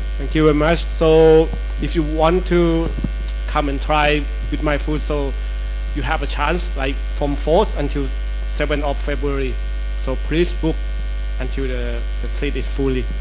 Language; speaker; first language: English; non-native, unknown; Thai